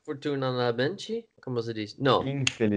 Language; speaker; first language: Portuguese; non-native, learner; Swedish